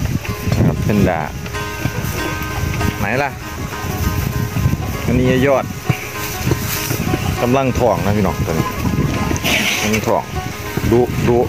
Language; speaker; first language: Thai; non-native, local second language; Northeastern Thai